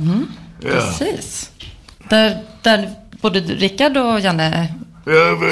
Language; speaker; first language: Swedish; native; Swedish